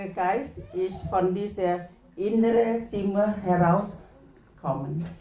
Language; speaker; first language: German; non-native, learner; Thai